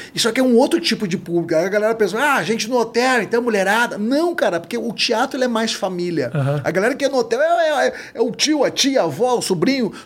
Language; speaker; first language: Portuguese; native; Portuguese